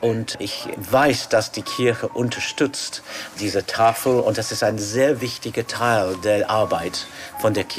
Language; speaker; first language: German; non-native, fluent; English